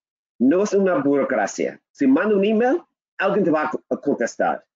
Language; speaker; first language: Spanish; non-native, learner; English